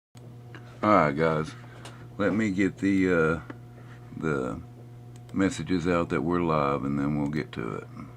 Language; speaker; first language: English; native; English